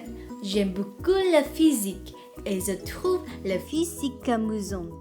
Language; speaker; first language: French; non-native, learner; Vietnamese